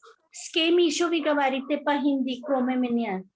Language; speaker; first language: Russian; non-native, fluent; Hindi